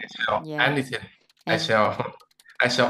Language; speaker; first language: English; non-native, learner; Vietnamese